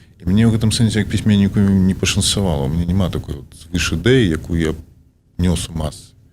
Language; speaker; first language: Belarusian; non-native, local second language; Russian